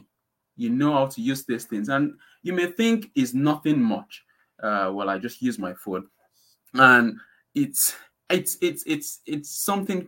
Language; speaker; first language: English; non-native, local second language; Yoruba